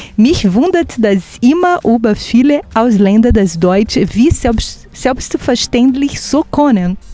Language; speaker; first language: German; non-native, fluent; Portuguese